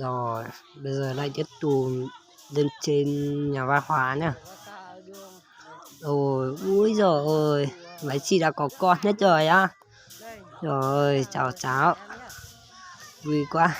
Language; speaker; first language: Vietnamese; non-native, local second language; Hmong